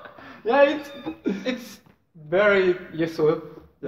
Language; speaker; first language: English; non-native, learner; Japanese